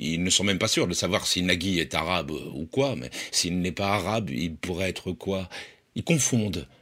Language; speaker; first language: French; native; French